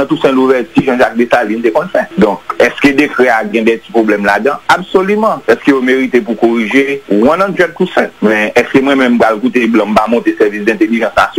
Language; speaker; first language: French; non-native, local second language; Haitian Creole